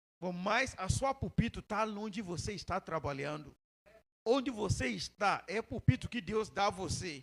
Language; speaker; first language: Portuguese; non-native, learner; Yoruba